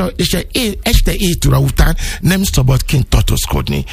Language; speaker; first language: Hungarian; non-native, learner; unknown